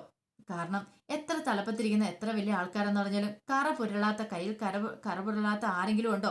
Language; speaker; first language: Malayalam; native; Malayalam